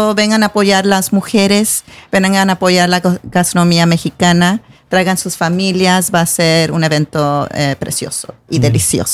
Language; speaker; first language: Spanish; non-native, learner; English